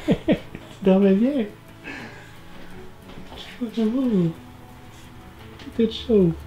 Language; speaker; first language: French; native; French